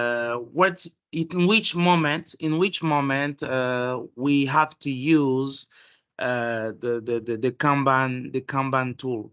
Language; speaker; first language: English; non-native, learner; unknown